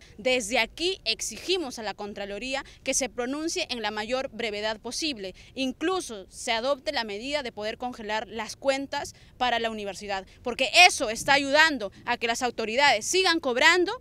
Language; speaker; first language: Spanish; native; Spanish